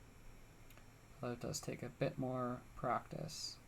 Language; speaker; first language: English; native; English